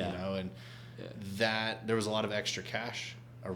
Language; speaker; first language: English; native; English